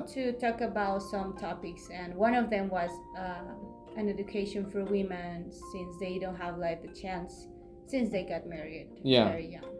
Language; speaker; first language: English; non-native, fluent; Spanish